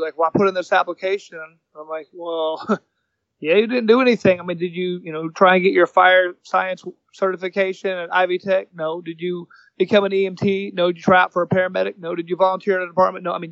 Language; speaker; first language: English; native; English